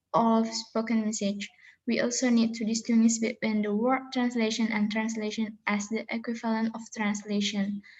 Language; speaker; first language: English; non-native, learner; Indonesian